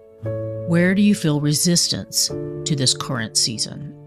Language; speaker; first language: English; native; English